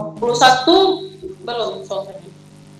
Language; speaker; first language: Korean; non-native, learner; Indonesian